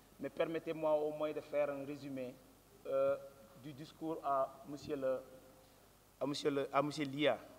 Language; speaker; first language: French; non-native, local second language; Wolof